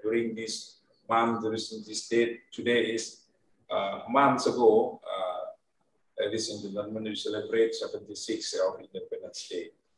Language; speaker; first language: English; non-native, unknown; Indonesian